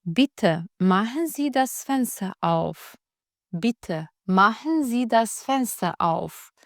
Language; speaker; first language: German; non-native, fluent; Albanian